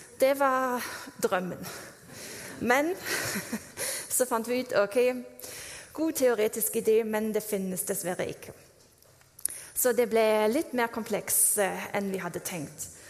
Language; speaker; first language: Norwegian; non-native, fluent; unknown